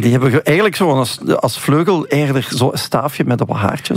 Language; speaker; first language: Dutch; native; Dutch